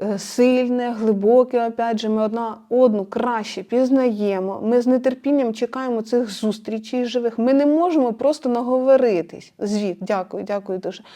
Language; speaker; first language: Ukrainian; non-native, local second language; Russian